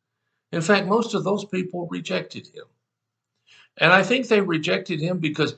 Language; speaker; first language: English; native; English